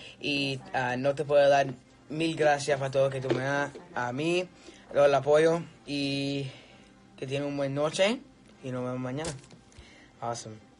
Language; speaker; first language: Spanish; early bilingual, other home language; English